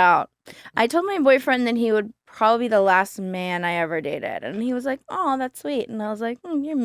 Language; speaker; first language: English; native; English